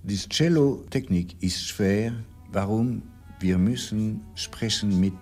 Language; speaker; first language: German; non-native, learner; French